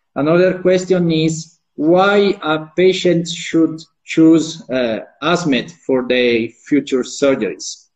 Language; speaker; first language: English; non-native, fluent; Italian